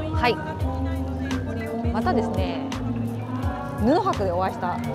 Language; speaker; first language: Japanese; native; Japanese